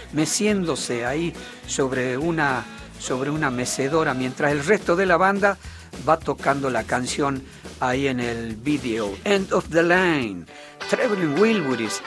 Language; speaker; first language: Spanish; native; Spanish